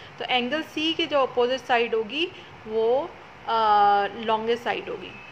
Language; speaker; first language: Urdu; native; Urdu